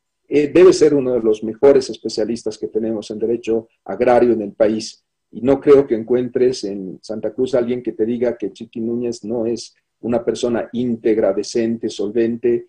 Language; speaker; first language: Spanish; native; Spanish